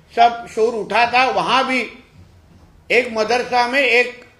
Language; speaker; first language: Hindi; non-native, local second language; Marathi